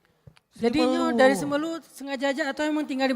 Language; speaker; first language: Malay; non-native, local second language; Achinese